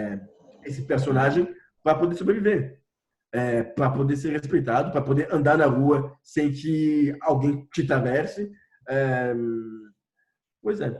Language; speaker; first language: Portuguese; non-native, fluent; French